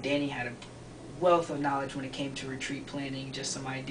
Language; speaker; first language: English; native; English